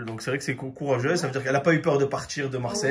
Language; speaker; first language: French; native; French